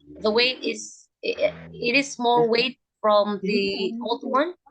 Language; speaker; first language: English; non-native, learner; Indonesian